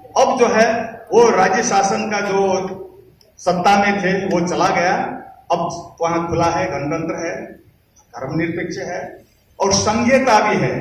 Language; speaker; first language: Hindi; non-native, fluent; Nepali